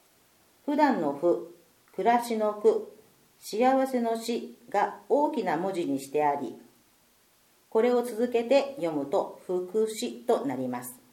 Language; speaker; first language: Japanese; native; Japanese